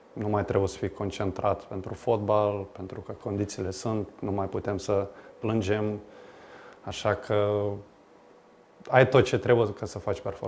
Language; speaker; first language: Romanian; non-native, fluent; Lithuanian